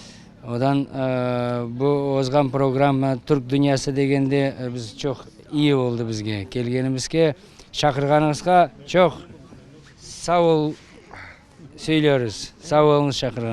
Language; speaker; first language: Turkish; non-native, learner; Kazakh